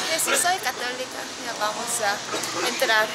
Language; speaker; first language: Spanish; non-native, learner; Korean